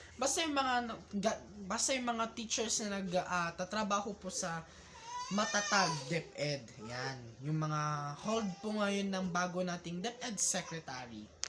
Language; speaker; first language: Filipino; non-native, local second language; Iloko